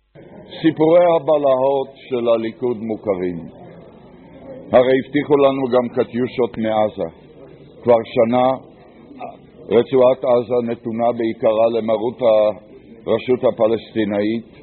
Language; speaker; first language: Hebrew; native; Hebrew